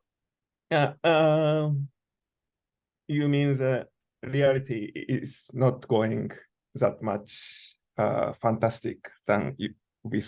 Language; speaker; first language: English; non-native, learner; Japanese